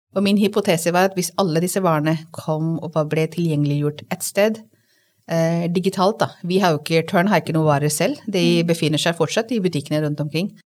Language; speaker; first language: Norwegian; non-native, fluent; Hindi